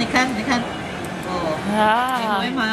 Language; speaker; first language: Chinese; non-native, learner; Filipino